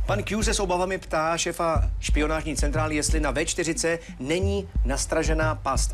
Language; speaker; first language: Czech; native; Czech